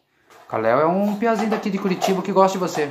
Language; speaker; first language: Portuguese; native; Portuguese